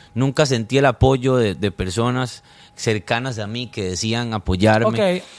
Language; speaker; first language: Spanish; non-native, fluent; French